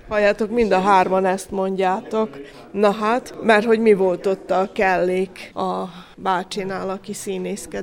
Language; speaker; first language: Hungarian; native; Hungarian